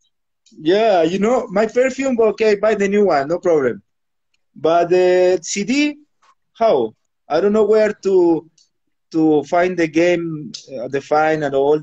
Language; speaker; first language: English; non-native, learner; Spanish